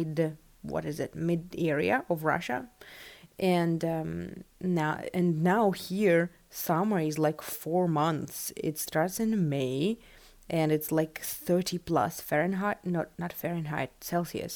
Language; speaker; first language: English; non-native, fluent; Russian